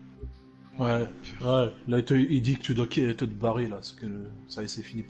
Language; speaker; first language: French; native; French